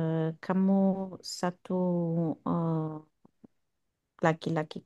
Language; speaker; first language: Indonesian; non-native, learner; English